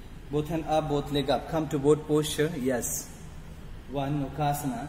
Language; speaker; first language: English; non-native, local second language; Bangla